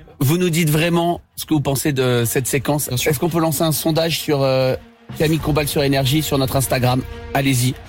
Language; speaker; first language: French; native; French